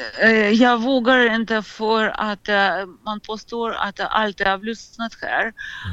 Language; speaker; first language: Swedish; non-native, fluent; Russian